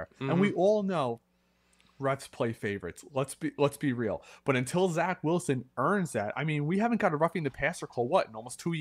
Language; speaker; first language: English; native; English